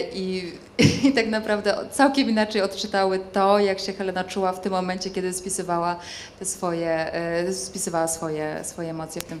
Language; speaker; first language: Polish; native; Polish